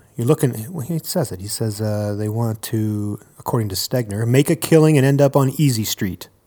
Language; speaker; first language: English; native; English